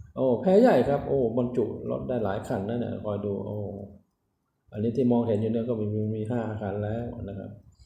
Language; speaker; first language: Thai; non-native, local second language; Northeastern Thai